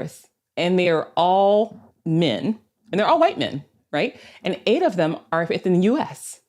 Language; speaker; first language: English; native; English